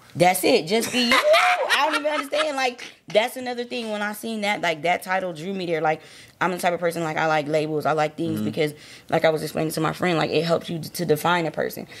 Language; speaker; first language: English; native; English